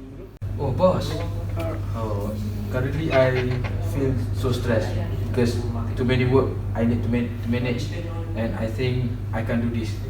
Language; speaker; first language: English; non-native, learner; Malay